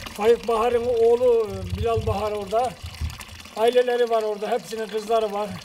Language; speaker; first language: Turkish; native; Turkish